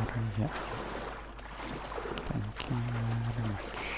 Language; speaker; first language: English; non-native, learner; Lithuanian